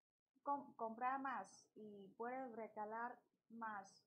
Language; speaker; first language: Spanish; non-native, learner; Chinese